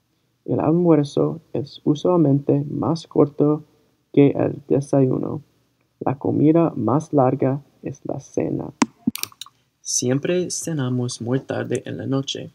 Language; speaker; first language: Spanish; early bilingual, heritage; Spanish